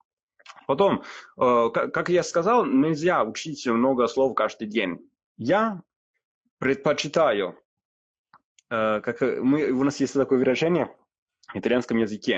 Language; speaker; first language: Russian; non-native, fluent; Italian